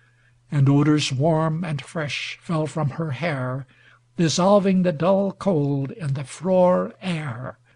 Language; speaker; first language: English; native; English